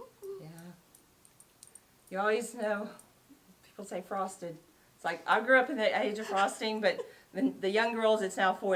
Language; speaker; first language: English; native; English